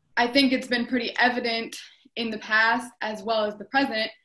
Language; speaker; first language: English; native; English